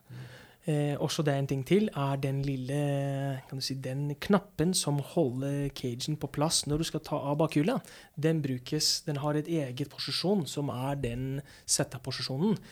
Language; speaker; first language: Norwegian; non-native, fluent; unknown